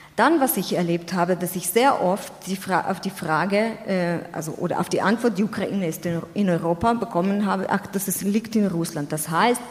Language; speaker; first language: German; non-native, fluent; Ukrainian